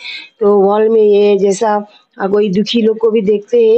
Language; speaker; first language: Hindi; non-native, fluent; Burmese